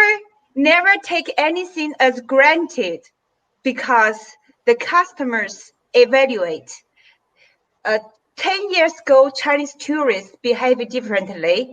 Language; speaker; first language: English; non-native, fluent; Chinese